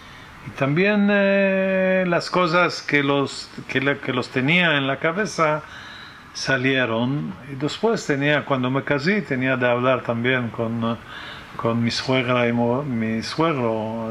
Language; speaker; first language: Spanish; early bilingual, heritage; French